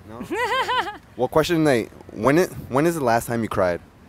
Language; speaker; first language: English; early bilingual, other home language; Spanish